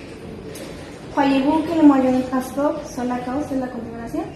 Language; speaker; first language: French; non-native, learner; Spanish